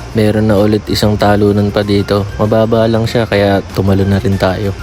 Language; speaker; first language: Filipino; non-native, local second language; Cebuano